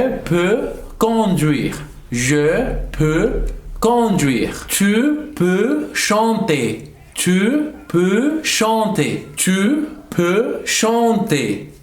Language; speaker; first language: French; non-native, fluent; Spanish